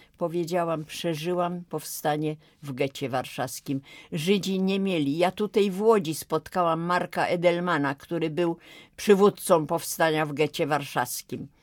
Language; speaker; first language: Polish; native; Polish